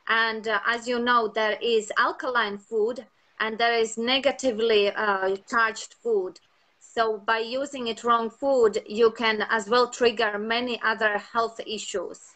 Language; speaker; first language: English; non-native, fluent; Latvian